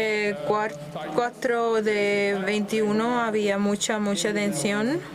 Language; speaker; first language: Spanish; non-native, fluent; Dutch